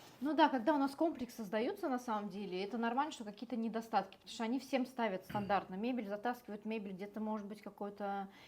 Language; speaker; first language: Russian; native; Russian